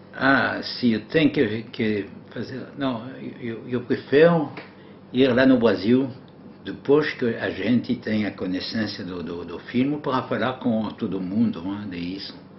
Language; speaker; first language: Portuguese; non-native, learner; French